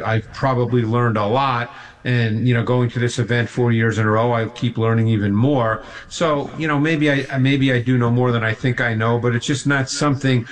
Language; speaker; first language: English; native; English